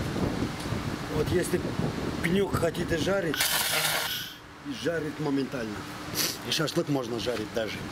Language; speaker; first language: Russian; non-native, fluent; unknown